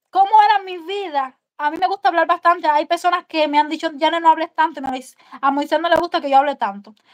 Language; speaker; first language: Spanish; native; Spanish